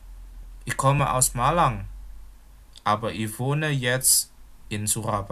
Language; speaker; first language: German; non-native, fluent; Indonesian